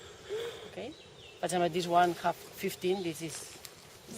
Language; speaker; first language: English; non-native, learner; Catalan